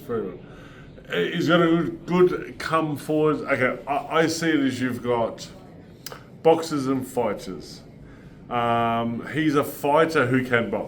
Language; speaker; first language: English; native; English